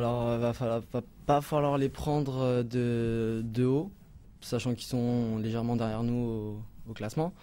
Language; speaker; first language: French; native; French